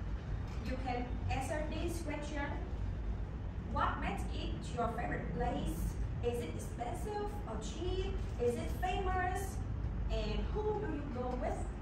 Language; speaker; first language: English; non-native, learner; Vietnamese